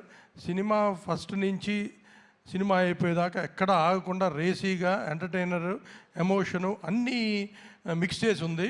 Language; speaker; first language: Telugu; native; Telugu